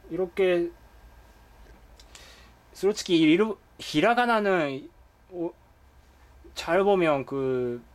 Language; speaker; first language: Korean; non-native, fluent; Japanese